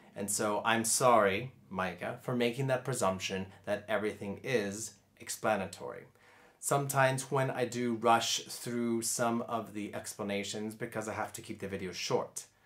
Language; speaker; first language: English; native; English